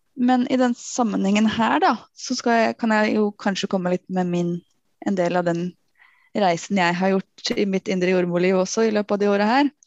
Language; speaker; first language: Norwegian; native; Norwegian